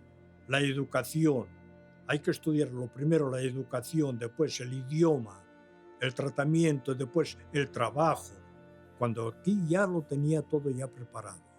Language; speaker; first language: Spanish; early bilingual, other home language; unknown